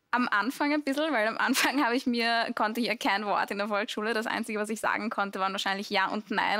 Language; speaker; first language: German; early bilingual, other home language; Arabic